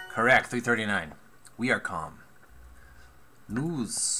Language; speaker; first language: English; native; English